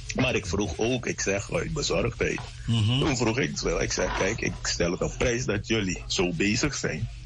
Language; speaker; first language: Dutch; native; Dutch